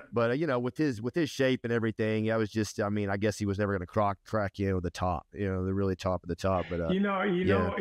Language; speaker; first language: English; native; English